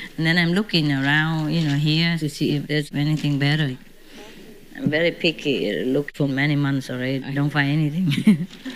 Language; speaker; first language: English; non-native, fluent; Vietnamese